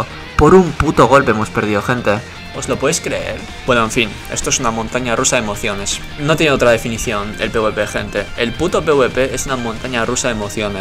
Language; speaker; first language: Spanish; native; Spanish